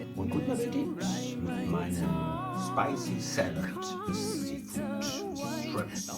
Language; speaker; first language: German; non-native, fluent; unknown